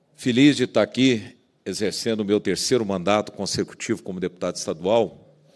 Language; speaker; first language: Portuguese; native; Portuguese